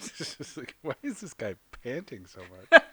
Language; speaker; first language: English; native; English